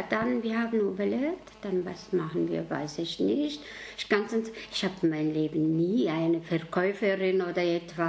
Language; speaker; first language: German; non-native, learner; Mongolian